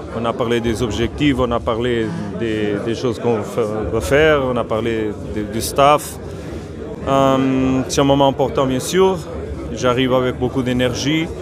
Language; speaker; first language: French; non-native, fluent; Portuguese